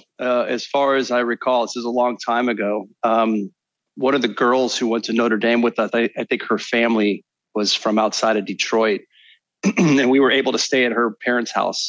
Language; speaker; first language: English; native; English